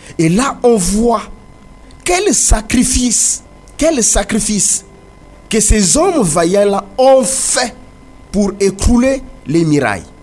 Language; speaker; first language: French; non-native, local second language; Kongo